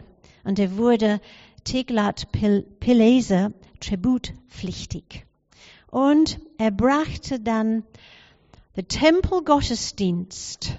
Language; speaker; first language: German; non-native, fluent; English